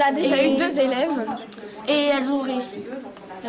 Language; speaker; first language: French; native; French